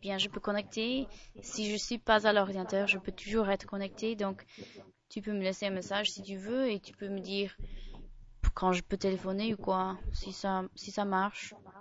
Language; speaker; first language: French; non-native, fluent; English